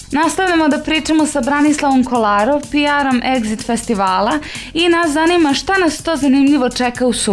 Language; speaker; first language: Serbian; native; Serbian